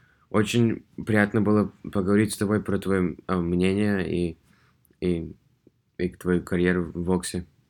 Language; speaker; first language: Russian; early bilingual, heritage; Russian